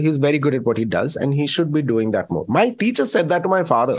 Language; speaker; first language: Malayalam; early bilingual, heritage; Malayalam